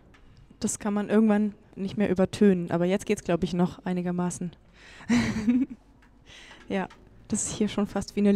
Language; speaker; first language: German; native; German